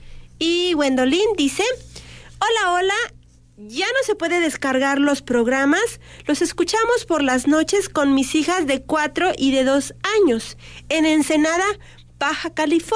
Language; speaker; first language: Spanish; native; Spanish